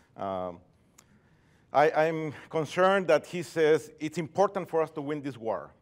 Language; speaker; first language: English; non-native, fluent; Spanish